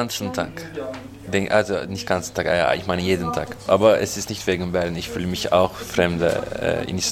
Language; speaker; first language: German; non-native, fluent; Turkish